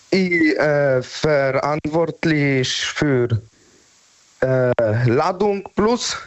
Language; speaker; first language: German; non-native, learner; Polish